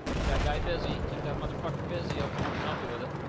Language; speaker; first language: English; native; English